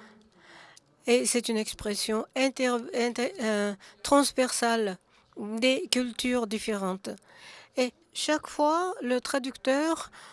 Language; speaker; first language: French; non-native, fluent; Japanese